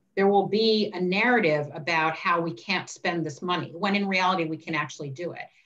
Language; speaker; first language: English; native; English